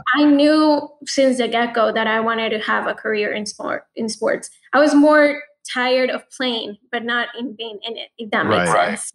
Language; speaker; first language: English; non-native, fluent; Spanish